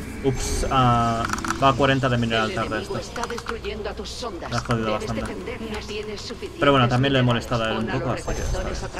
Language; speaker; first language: Spanish; native; Spanish